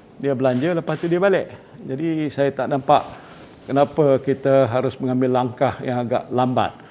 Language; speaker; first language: Malay; native; Malay